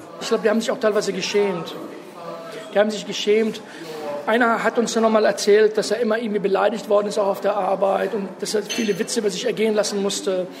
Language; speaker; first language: German; early bilingual, other home language; Arabic